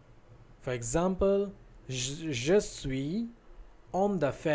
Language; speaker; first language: French; non-native, fluent; Hindi